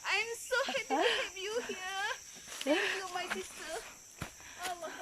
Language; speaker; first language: English; non-native, local second language; Malay